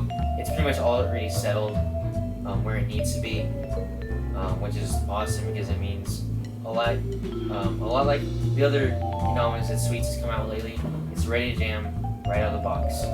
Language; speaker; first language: English; native; English